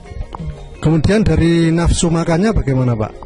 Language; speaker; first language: Indonesian; native; Indonesian